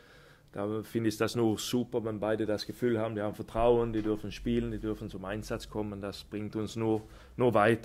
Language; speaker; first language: German; non-native, fluent; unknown